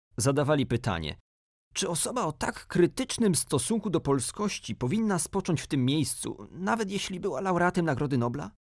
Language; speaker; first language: Polish; native; Polish